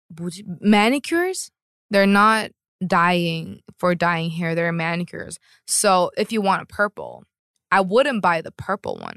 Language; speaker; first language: English; non-native, fluent; Korean